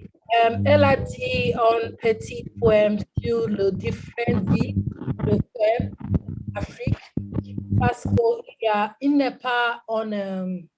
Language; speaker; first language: French; non-native, learner; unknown